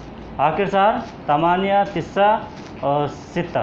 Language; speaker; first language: Arabic; non-native, learner; Hindi